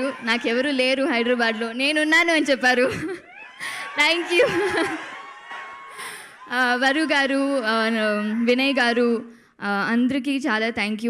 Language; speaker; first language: Telugu; non-native, local second language; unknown